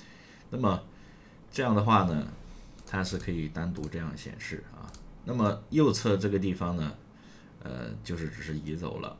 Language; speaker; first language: Chinese; native; Chinese